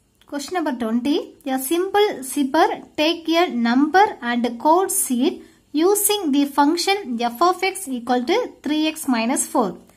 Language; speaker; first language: English; non-native, local second language; Tamil